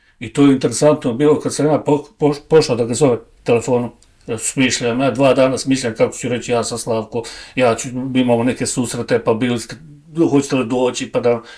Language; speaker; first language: Bosnian; native; Bosnian